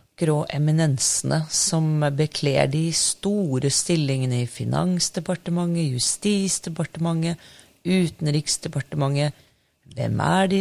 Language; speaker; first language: Norwegian; native; Norwegian